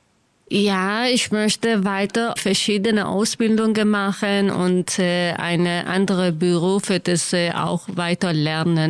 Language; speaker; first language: German; non-native, learner; Kurdish